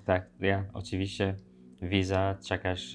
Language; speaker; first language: Polish; non-native, learner; Arabic